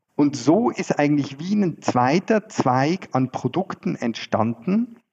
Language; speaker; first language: German; native; German